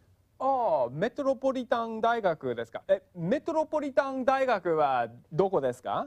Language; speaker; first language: Japanese; non-native, fluent; English